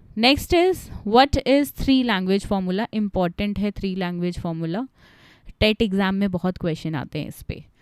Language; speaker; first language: Hindi; native; Hindi